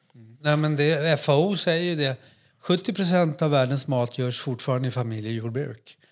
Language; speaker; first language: Swedish; native; Swedish